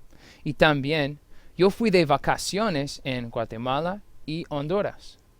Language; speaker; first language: Spanish; non-native, fluent; English